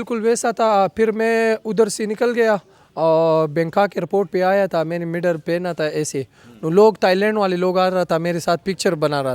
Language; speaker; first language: Hindi; non-native, local second language; Pashto